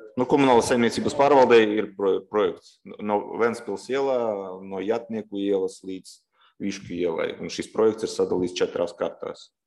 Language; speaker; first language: Latvian; non-native, local second language; Russian